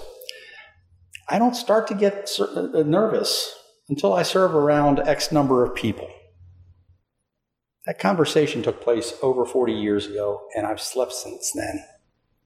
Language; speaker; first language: English; native; English